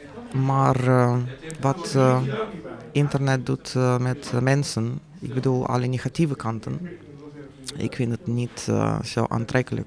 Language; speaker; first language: Dutch; non-native, fluent; Russian